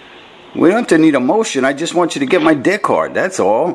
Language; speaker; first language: English; native; English